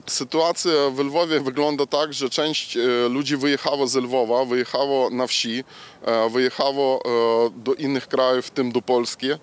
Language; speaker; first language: Polish; non-native, local second language; Ukrainian